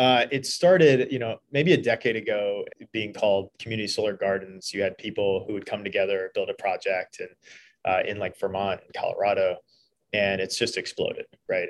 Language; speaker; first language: English; native; English